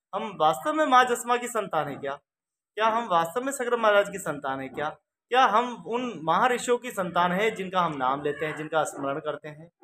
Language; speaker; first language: Hindi; native; Hindi